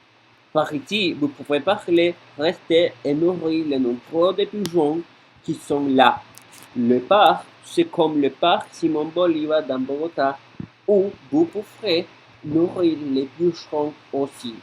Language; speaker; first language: French; non-native, learner; Spanish